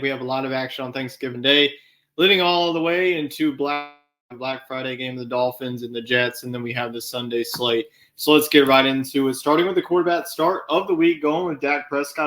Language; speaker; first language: English; native; English